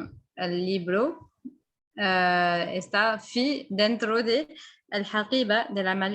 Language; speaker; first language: Spanish; non-native, fluent; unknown